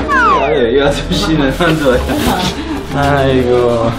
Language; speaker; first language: Korean; non-native, learner; Turkish